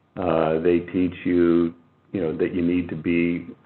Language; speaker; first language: English; native; English